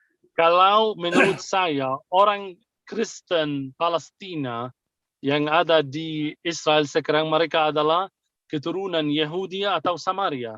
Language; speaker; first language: Indonesian; non-native, fluent; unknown